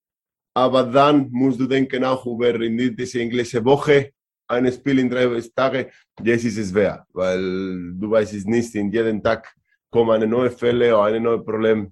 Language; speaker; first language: German; non-native, learner; Spanish